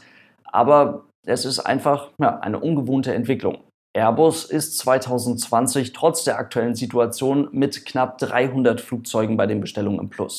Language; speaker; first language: German; native; German